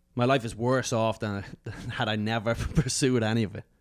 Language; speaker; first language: English; native; English